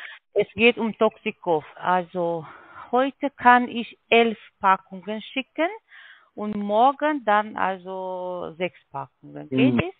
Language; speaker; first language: German; non-native, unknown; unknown